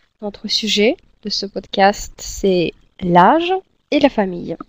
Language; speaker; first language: French; non-native, fluent; Russian